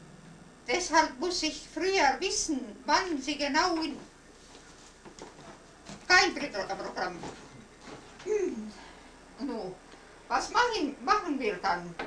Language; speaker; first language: German; non-native, learner; Estonian